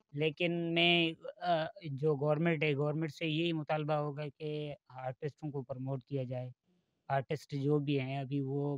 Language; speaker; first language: Urdu; non-native, local second language; Sindhi